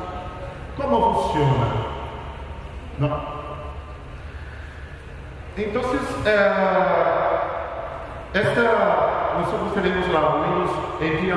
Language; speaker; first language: Spanish; non-native, fluent; Portuguese